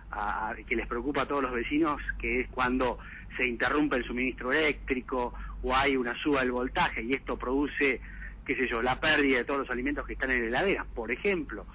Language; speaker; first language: Spanish; native; Spanish